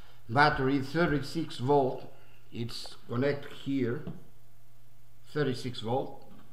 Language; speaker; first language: English; non-native, learner; Portuguese